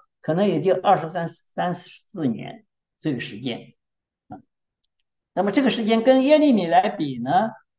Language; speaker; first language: Chinese; native; Chinese